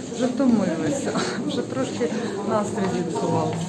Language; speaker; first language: Ukrainian; native; Ukrainian